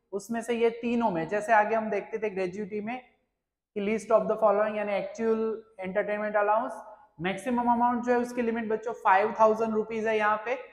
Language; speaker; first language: Hindi; non-native, local second language; Gujarati